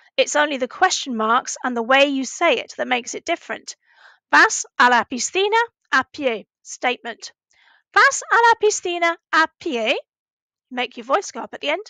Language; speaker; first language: English; native; English